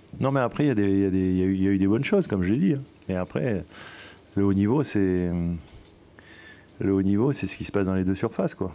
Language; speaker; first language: French; native; French